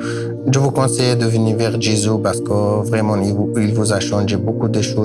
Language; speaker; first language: French; non-native, learner; Kurdish